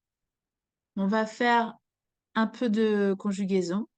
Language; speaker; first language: French; native; French